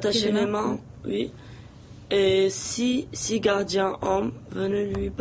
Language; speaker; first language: French; non-native, local second language; Arabic